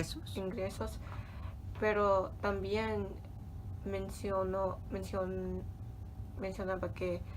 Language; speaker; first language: Spanish; non-native, learner; English